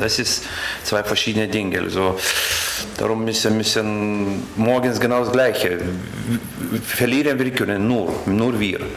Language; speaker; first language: German; non-native, learner; Lithuanian